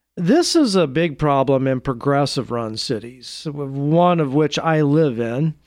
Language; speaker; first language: English; native; English